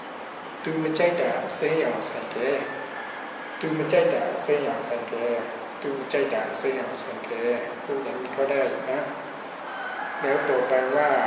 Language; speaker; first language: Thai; non-native, fluent; Burmese